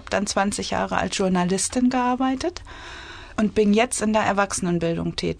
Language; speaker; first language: German; native; German